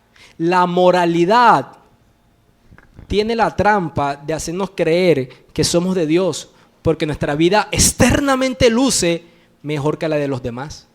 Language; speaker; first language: Spanish; native; Spanish